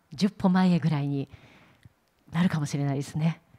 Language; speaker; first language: Japanese; native; Japanese